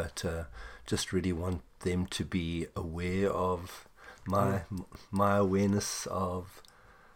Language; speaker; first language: English; native; English